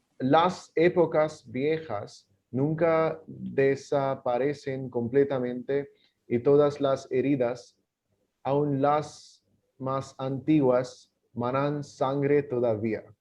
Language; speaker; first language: Spanish; non-native, learner; English